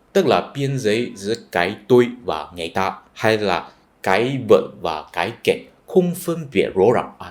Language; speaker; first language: Vietnamese; non-native, fluent; Chinese